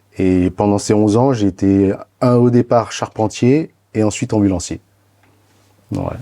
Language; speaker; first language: French; native; French